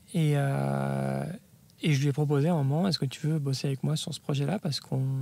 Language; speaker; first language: French; native; French